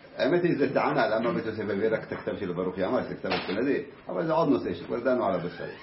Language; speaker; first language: Hebrew; native; Hebrew